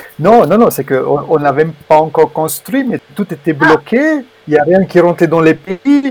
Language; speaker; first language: French; non-native, fluent; Romanian